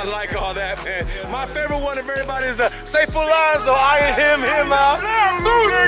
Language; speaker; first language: English; native; English